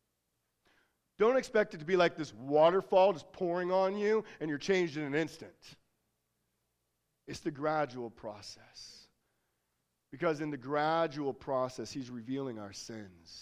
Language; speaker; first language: English; native; English